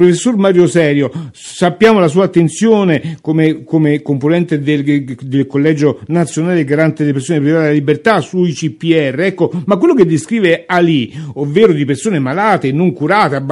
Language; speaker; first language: Italian; native; Italian